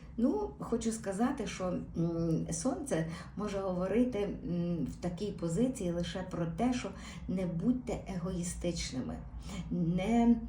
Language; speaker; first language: Ukrainian; native; Ukrainian